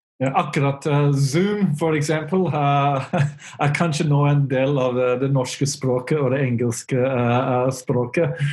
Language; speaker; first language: Norwegian; non-native, fluent; English